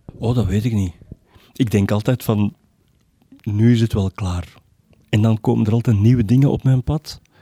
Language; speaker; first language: Dutch; native; Dutch